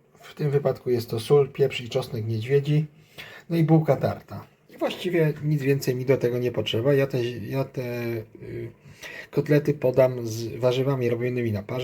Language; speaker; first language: Polish; native; Polish